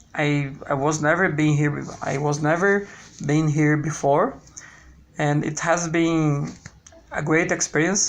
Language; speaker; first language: English; non-native, learner; Portuguese